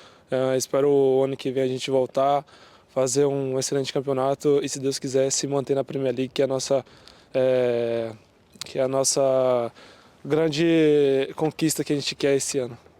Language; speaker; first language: Portuguese; native; Portuguese